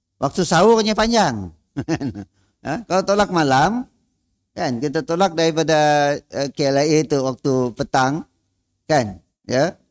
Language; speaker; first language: Malay; native; Malay